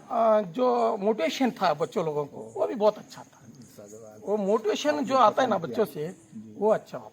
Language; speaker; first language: Hindi; non-native, local second language; Kannada